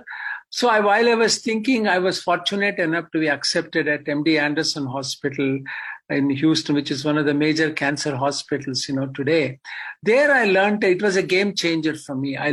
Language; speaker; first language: English; non-native, local second language; Kannada